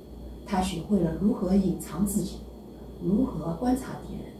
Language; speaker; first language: Chinese; native; Chinese